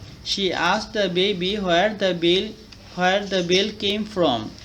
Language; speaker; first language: English; non-native, local second language; Bangla